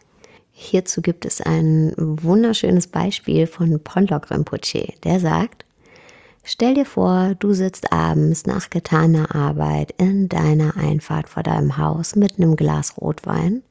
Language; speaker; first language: German; native; German